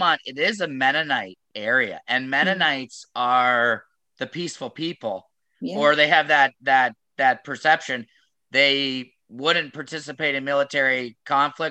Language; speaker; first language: English; native; English